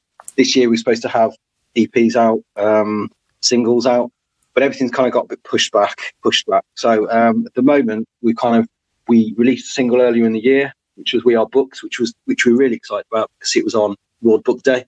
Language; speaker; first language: English; native; English